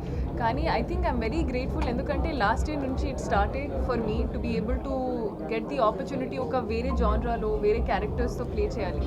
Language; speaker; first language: Telugu; non-native, learner; Haryanvi